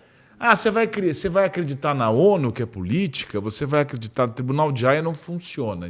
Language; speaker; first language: Portuguese; native; Portuguese